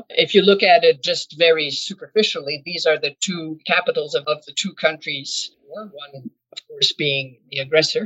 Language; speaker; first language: English; non-native, fluent; French